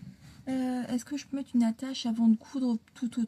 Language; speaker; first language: French; native; French